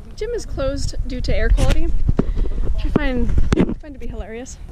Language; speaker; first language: English; native; English